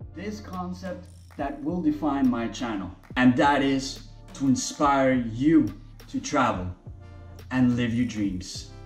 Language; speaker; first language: English; early bilingual, other home language; Spanish